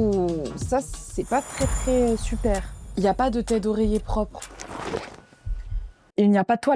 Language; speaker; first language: French; native; French